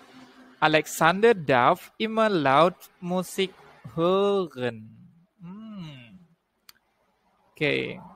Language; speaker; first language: German; non-native, learner; Indonesian